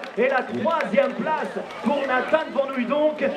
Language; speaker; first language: French; native; French